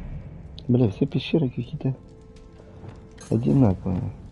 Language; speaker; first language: Russian; native; Russian